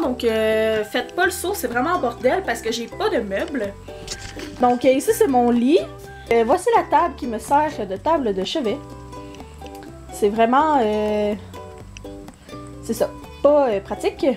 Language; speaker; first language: French; native; French